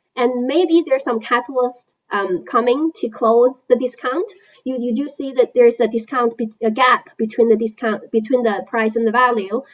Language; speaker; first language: English; non-native, fluent; Chinese